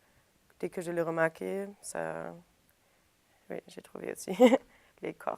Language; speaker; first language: French; non-native, fluent; German